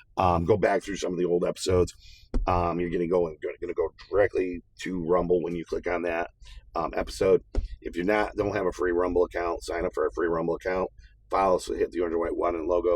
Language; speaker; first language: English; native; English